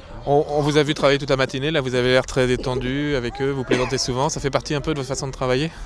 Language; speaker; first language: French; native; French